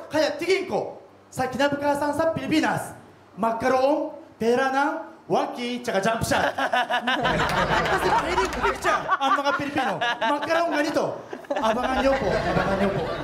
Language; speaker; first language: Filipino; non-native, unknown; Japanese